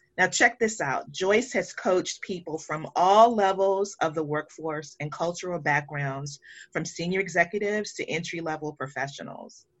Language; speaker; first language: English; native; English